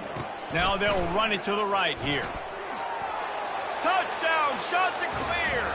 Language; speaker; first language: English; native; English